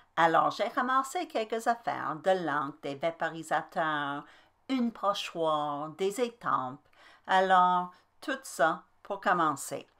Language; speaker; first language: French; native; French